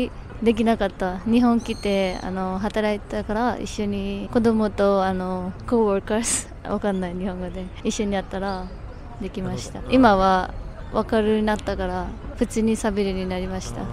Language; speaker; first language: Japanese; non-native, learner; Nepali